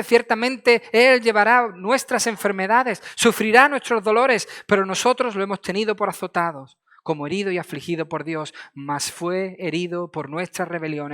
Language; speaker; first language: Spanish; native; Spanish